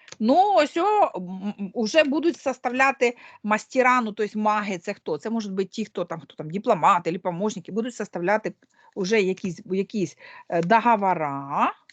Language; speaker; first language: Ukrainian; non-native, local second language; Russian